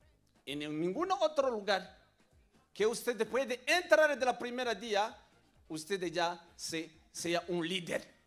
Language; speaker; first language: Spanish; non-native, learner; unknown